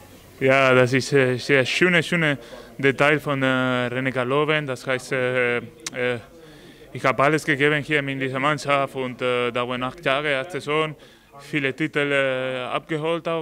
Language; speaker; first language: German; non-native, learner; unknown